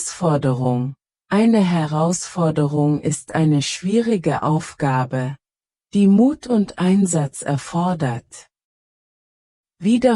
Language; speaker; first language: German; native; German